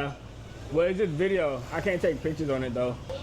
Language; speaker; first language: English; native; English